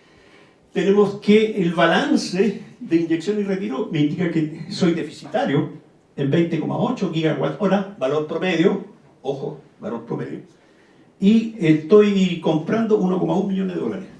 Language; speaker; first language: Spanish; native; Spanish